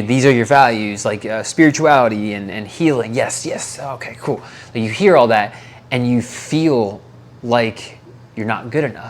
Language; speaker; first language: English; native; English